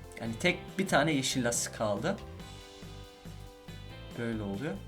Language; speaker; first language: Turkish; early bilingual, heritage; Turkish